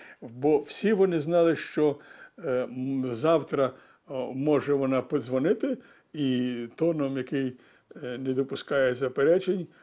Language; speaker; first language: Ukrainian; native; Ukrainian